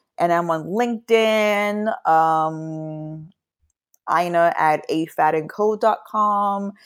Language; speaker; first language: English; non-native, local second language; Yoruba